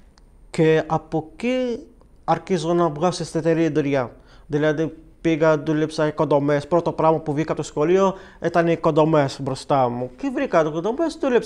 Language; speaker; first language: Greek; non-native, learner; Arabic